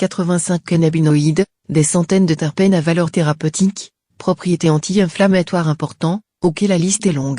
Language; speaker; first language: French; native; French